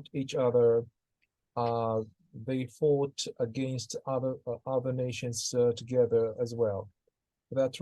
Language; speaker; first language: English; non-native, fluent; Russian